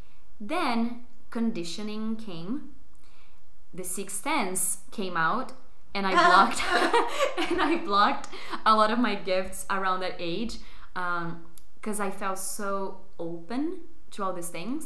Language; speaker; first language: English; non-native, fluent; Portuguese